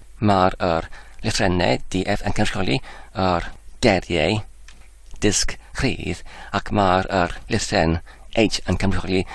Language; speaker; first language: Welsh; non-native, learner; English